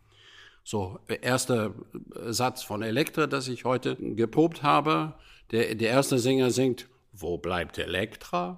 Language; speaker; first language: German; non-native, fluent; English